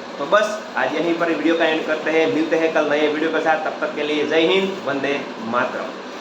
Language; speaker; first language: Hindi; non-native, local second language; Gujarati